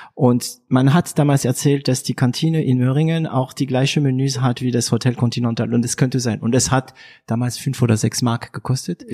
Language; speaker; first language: German; non-native, fluent; French